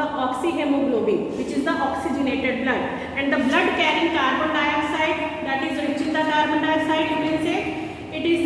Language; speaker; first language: English; non-native, local second language; Hindi